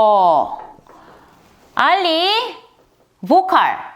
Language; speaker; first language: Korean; non-native, fluent; Bosnian